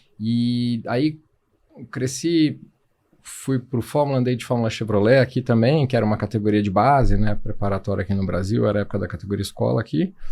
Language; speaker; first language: Portuguese; native; Portuguese